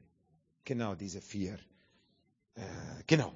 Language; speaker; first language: German; non-native, fluent; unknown